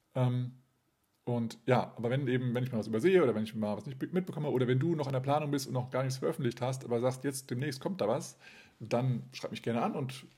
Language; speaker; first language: German; native; German